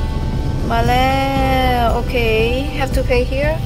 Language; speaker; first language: English; non-native, fluent; Filipino